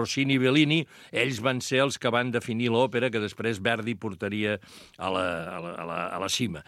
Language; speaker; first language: Catalan; native; Catalan